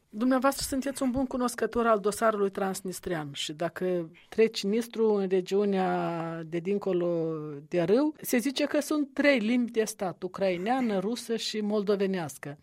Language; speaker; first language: Romanian; native; Romanian